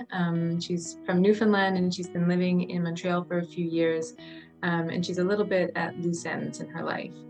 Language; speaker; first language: English; native; English